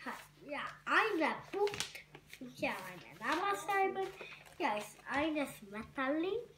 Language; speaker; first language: German; non-native, learner; Hungarian